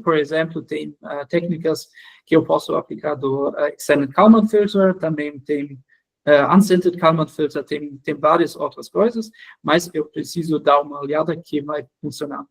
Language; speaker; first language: Portuguese; non-native, fluent; German